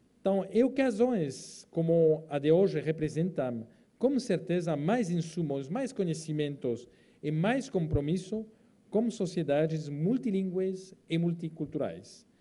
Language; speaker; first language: Portuguese; non-native, fluent; French